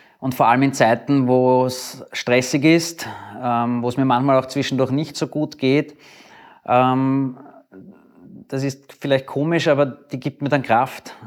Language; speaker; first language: German; native; German